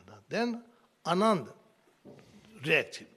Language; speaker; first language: Russian; non-native, learner; Tibetan